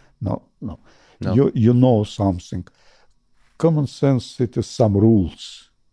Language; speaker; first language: English; non-native, fluent; Russian